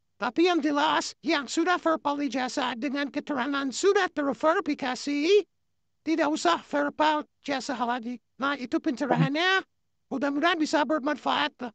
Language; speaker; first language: Indonesian; native; Indonesian